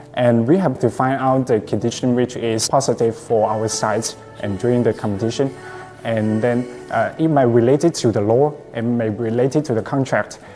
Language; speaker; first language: English; non-native, fluent; Chinese